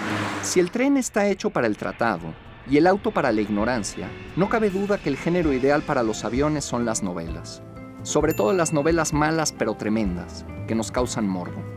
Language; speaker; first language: Spanish; native; Spanish